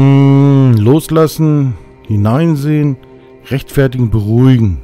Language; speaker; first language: German; native; German